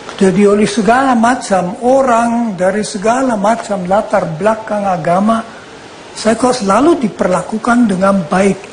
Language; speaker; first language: Indonesian; non-native, fluent; German